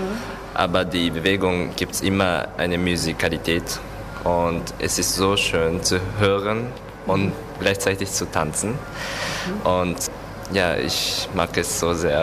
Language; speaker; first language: German; non-native, learner; Japanese